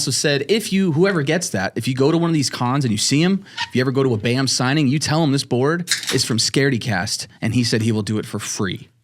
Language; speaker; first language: English; native; English